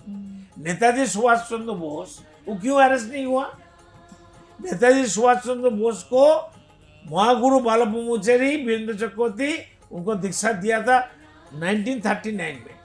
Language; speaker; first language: Hindi; non-native, local second language; Bangla